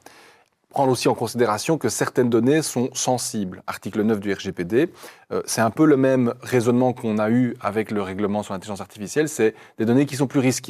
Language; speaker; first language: French; native; French